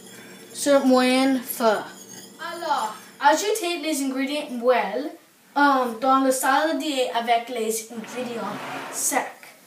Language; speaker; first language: French; non-native, learner; English